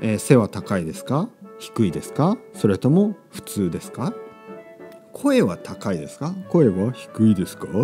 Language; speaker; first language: Japanese; native; Japanese